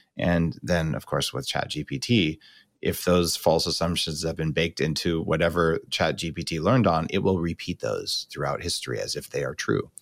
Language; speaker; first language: English; native; English